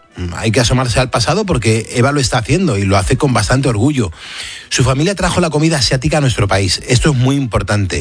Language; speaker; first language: Spanish; native; Spanish